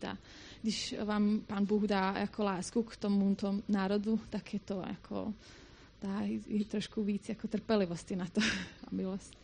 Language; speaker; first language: Czech; non-native, fluent; Croatian